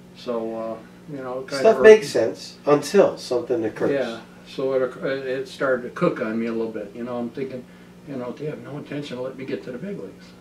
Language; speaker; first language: English; native; English